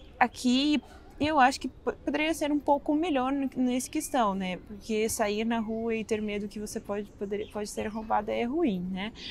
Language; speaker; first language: Portuguese; non-native, fluent; Russian